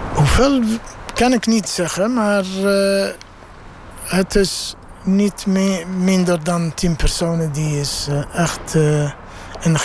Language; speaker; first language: Dutch; non-native, learner; Arabic